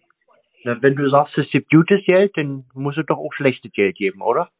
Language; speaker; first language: German; native; German